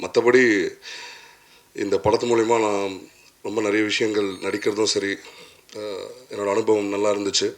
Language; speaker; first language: Tamil; non-native, learner; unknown